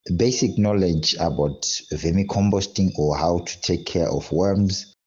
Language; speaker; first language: English; non-native, local second language; Shona